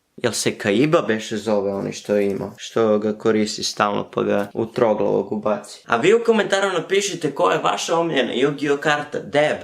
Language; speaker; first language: Bosnian; native; Bosnian